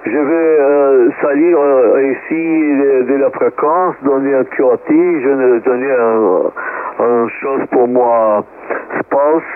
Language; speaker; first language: French; non-native, learner; Portuguese